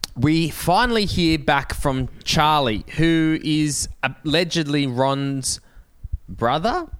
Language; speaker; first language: English; native; English